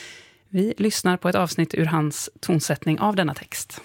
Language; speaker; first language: Swedish; native; Swedish